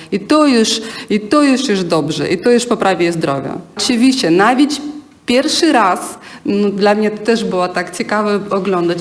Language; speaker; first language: Polish; non-native, learner; Ukrainian